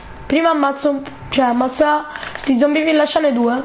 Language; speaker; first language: Italian; native; Italian